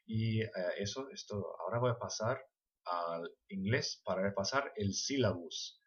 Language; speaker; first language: Spanish; non-native, fluent; English